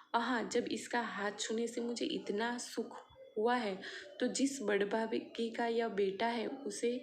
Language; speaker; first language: Hindi; non-native, local second language; Gujarati